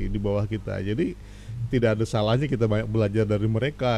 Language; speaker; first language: Indonesian; native; Indonesian